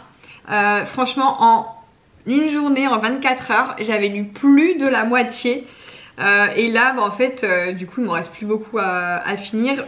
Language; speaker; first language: French; native; French